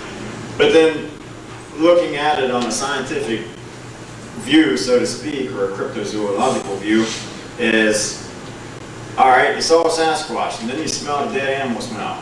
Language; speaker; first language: English; native; English